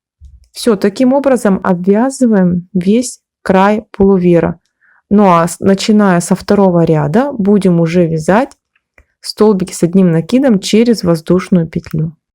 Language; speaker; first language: Russian; native; Russian